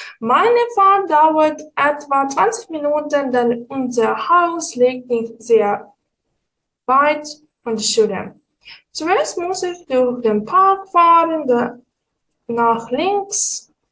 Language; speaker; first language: German; non-native, fluent; Ukrainian